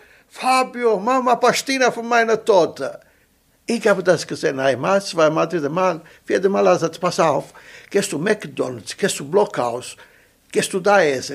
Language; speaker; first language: German; non-native, local second language; Italian